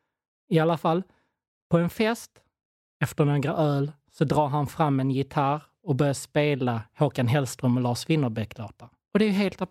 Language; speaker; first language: Swedish; native; Swedish